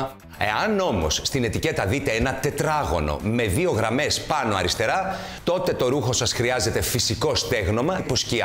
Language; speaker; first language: Greek; native; Greek